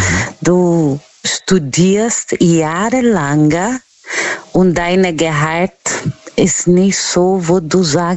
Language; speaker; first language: German; non-native, fluent; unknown